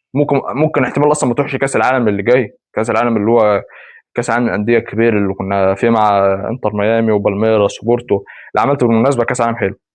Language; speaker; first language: Arabic; native; Arabic